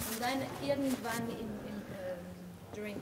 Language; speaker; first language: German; non-native, fluent; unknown